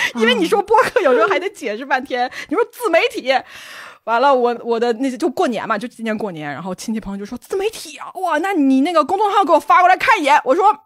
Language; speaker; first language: Chinese; native; Chinese